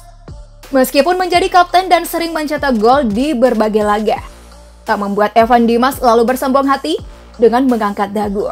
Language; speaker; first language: Indonesian; native; Indonesian